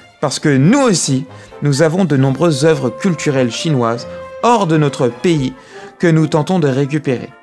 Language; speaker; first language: French; native; French